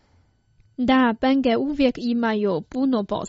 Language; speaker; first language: Croatian; non-native, fluent; Chinese